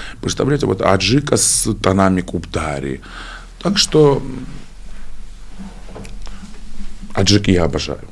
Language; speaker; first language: Russian; non-native, fluent; Georgian